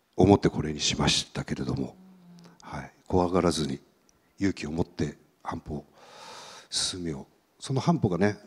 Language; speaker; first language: Japanese; native; Japanese